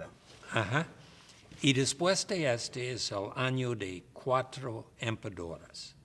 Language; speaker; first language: Spanish; non-native, learner; English